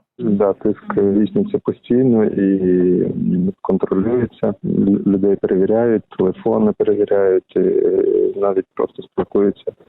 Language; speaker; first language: Ukrainian; native; Ukrainian